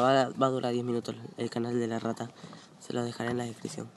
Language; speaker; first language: Spanish; native; Spanish